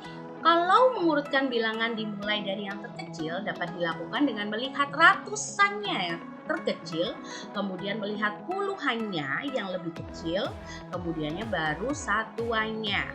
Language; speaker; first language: Indonesian; native; Indonesian